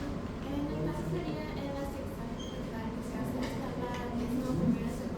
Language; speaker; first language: Spanish; non-native, learner; Portuguese